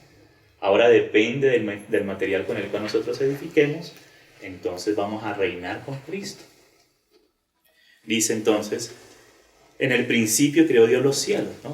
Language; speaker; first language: Spanish; native; Spanish